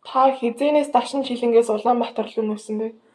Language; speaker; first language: Mongolian; early bilingual, heritage; Mongolian